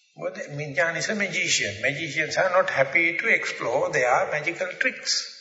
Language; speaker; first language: English; non-native, local second language; Sinhala